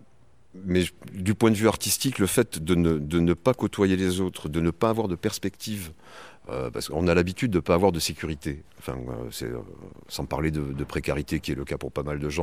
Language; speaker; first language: French; native; French